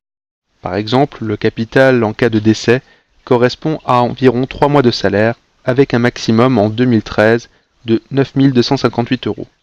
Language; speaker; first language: French; native; French